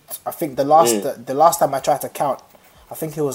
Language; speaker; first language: English; native; English